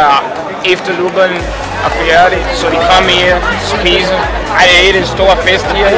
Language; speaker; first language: Danish; non-native, learner; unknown